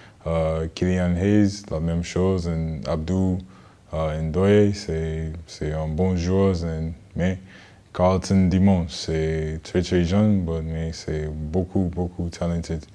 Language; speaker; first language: French; non-native, learner; English